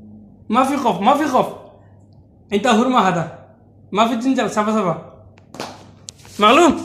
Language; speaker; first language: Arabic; non-native, learner; Bangla